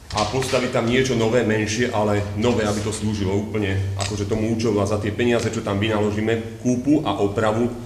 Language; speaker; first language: Slovak; native; Slovak